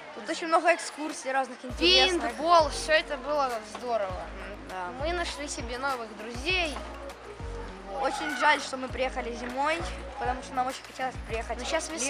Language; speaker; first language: Russian; non-native, local second language; Ukrainian